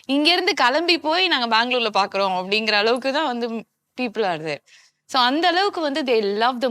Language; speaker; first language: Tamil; native; Tamil